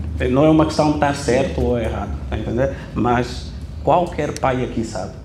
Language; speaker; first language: Portuguese; non-native, local second language; Kabuverdianu